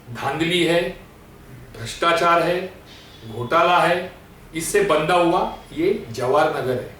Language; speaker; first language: Hindi; non-native, local second language; Marathi